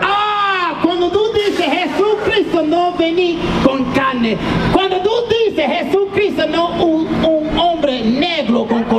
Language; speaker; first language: Spanish; non-native, learner; English